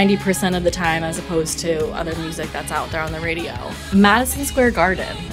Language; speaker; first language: English; native; English